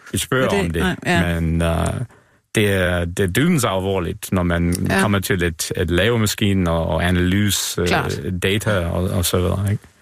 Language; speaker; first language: Danish; non-native, fluent; English